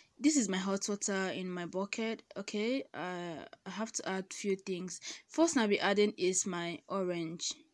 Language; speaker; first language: English; non-native, local second language; Igbo